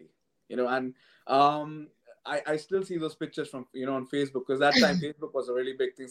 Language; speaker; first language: English; non-native, local second language; Hindi